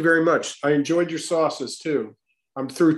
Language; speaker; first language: English; native; English